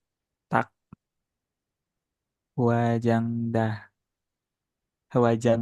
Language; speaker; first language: Korean; non-native, learner; Indonesian